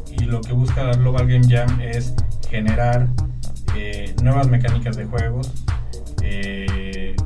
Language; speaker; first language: Spanish; native; Spanish